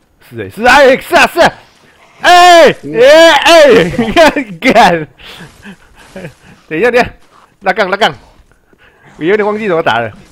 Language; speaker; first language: Chinese; native; Chinese